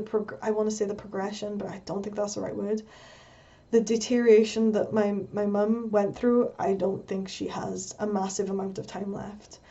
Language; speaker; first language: English; native; English